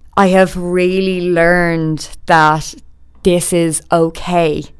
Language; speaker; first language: English; native; English